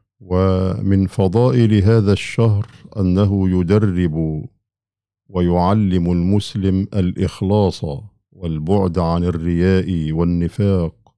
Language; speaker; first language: Arabic; native; Arabic